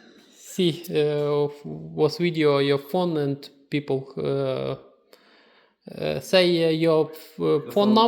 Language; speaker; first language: English; non-native, learner; Ukrainian